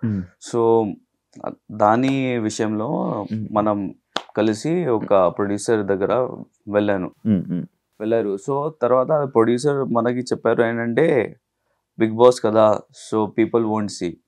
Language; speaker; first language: Telugu; non-native, learner; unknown